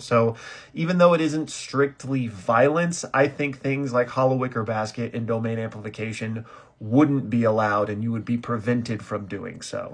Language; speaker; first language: English; native; English